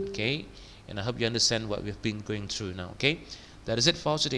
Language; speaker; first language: English; non-native, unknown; Indonesian